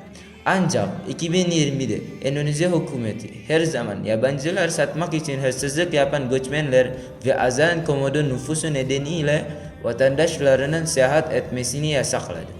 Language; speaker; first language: Turkish; non-native, learner; Indonesian